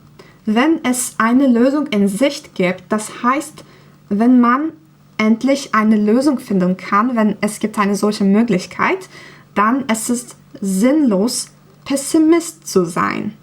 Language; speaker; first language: German; non-native, learner; Turkish